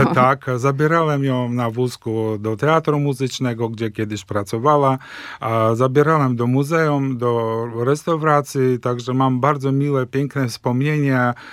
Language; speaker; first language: Polish; early bilingual, heritage; Polish